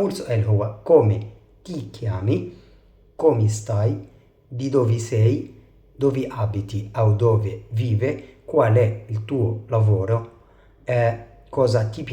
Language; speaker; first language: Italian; non-native, fluent; Arabic